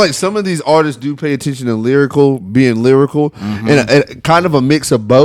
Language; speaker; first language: English; native; English